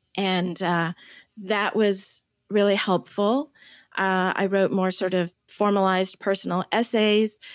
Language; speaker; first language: English; early bilingual, other home language; Chinese